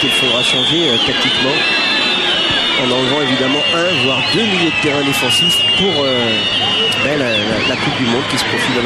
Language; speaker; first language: French; native; French